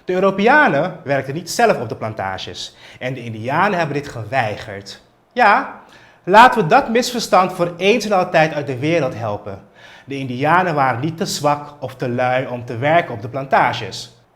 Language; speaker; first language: Dutch; native; Dutch